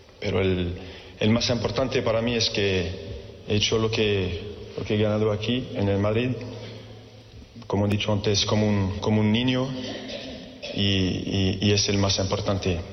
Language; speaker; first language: Spanish; non-native, fluent; French